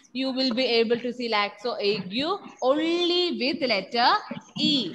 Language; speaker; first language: English; non-native, local second language; Malayalam